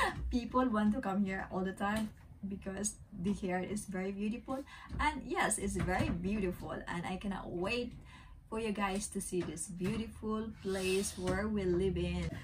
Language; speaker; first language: English; non-native, local second language; Filipino